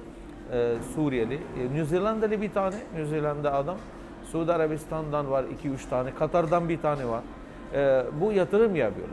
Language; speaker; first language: Turkish; non-native, fluent; Arabic